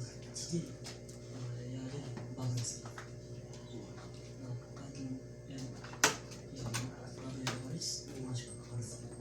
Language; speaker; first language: Russian; non-native, learner; Japanese